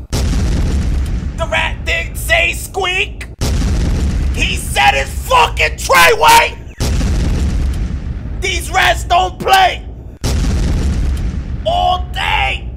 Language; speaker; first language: English; early bilingual, other home language; Spanish